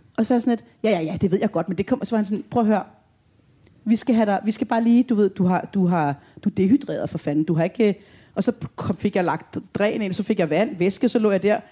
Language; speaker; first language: Danish; early bilingual, other home language; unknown